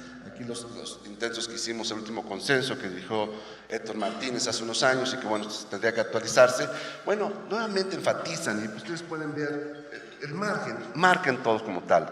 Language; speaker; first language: Spanish; native; Spanish